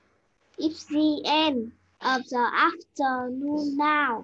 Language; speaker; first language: English; non-native, learner; Vietnamese